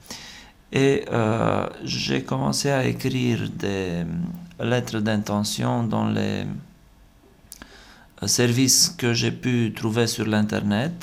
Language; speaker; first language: French; non-native, fluent; Romanian